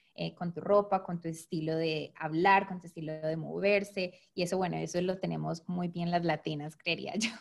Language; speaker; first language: Spanish; native; Spanish